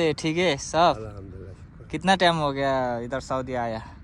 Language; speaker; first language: Hindi; non-native, learner; Nepali